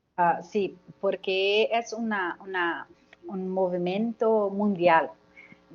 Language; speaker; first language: Spanish; non-native, learner; Portuguese